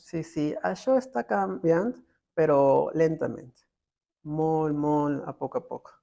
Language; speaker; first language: Catalan; non-native, learner; Spanish